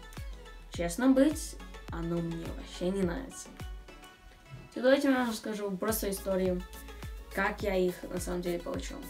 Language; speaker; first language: Russian; early bilingual, other home language; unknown